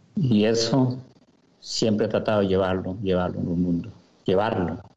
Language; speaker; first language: Spanish; native; Spanish